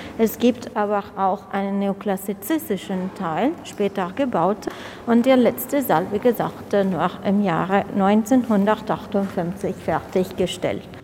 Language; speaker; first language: German; non-native, fluent; Italian